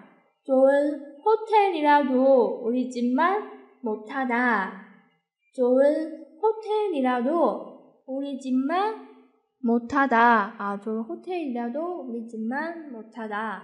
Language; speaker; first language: Korean; non-native, fluent; Chinese